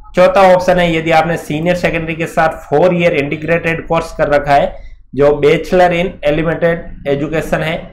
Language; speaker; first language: Hindi; native; Hindi